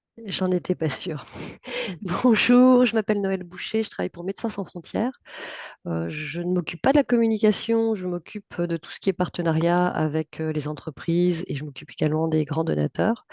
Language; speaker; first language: French; native; French